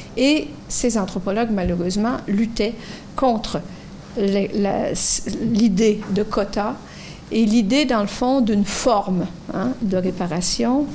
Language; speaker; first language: French; native; French